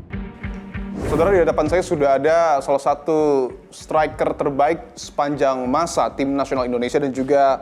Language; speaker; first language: Indonesian; native; Indonesian